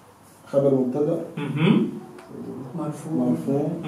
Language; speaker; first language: Arabic; non-native, learner; French